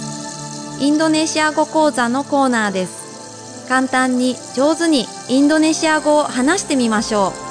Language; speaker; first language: Japanese; non-native, fluent; Indonesian